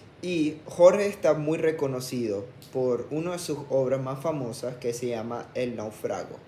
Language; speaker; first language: Spanish; early bilingual, heritage; Spanish